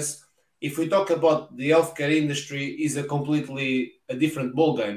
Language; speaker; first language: English; non-native, fluent; Portuguese